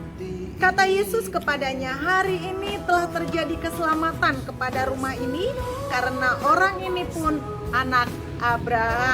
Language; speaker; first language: Indonesian; native; Indonesian